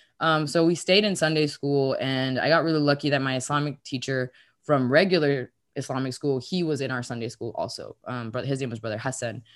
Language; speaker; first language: English; early bilingual, other home language; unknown